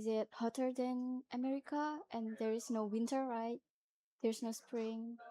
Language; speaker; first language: English; non-native, learner; Indonesian